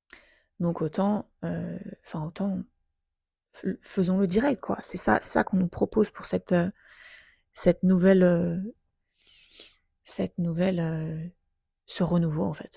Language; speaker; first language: French; native; French